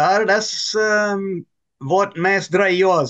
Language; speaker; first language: German; non-native, learner; Plautdietsch